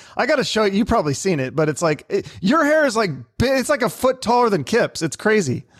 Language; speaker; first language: English; native; English